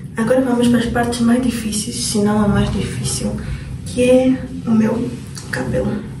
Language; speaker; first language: Portuguese; native; Portuguese